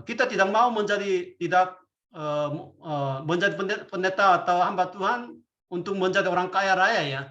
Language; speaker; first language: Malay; non-native, fluent; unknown